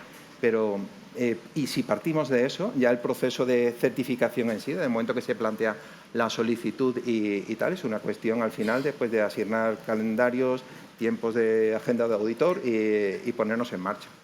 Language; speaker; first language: Spanish; native; Spanish